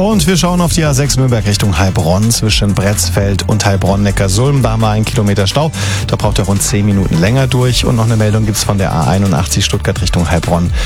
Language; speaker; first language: German; native; German